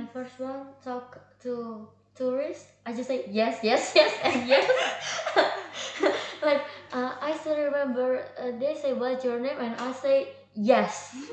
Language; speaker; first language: English; non-native, learner; Indonesian